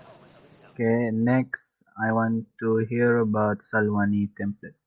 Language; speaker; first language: English; non-native, local second language; Malay